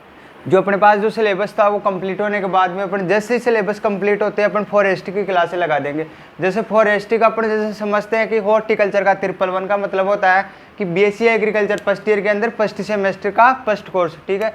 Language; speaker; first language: Hindi; native; Hindi